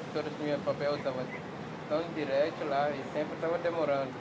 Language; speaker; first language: Portuguese; non-native, learner; Haitian Creole